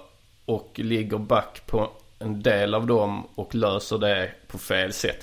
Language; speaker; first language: Swedish; native; Swedish